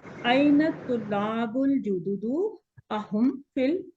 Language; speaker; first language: Arabic; non-native, fluent; Urdu